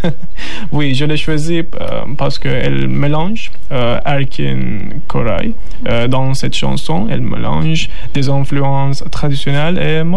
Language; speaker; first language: French; non-native, learner; Turkish